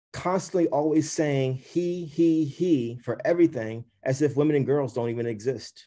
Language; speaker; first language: English; native; English